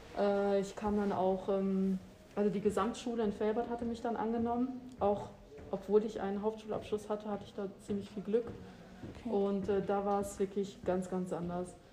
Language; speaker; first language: German; early bilingual, other home language; Albanian